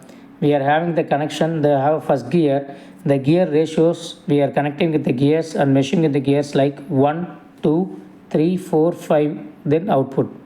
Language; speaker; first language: English; non-native, local second language; Tamil